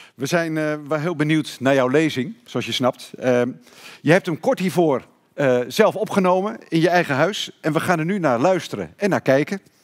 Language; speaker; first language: Dutch; native; Dutch